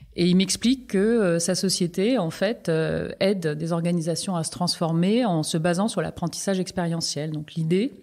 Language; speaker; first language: French; native; French